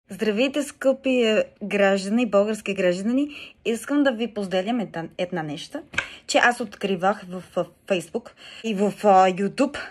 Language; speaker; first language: Bulgarian; non-native, learner; Spanish